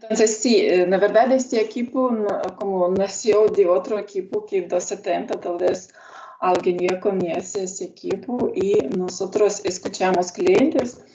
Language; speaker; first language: Spanish; non-native, learner; Lithuanian